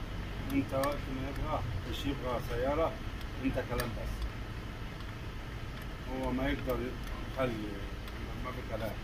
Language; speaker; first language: Arabic; non-native, local second language; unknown